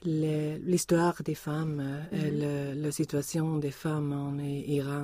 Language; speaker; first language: French; non-native, learner; Swedish